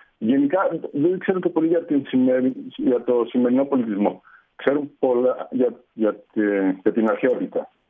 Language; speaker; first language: Greek; non-native, fluent; Spanish